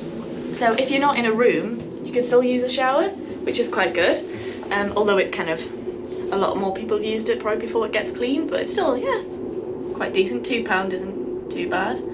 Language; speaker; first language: English; native; English